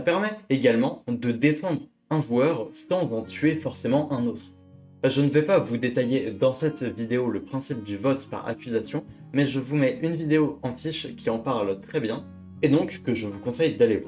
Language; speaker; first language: French; native; French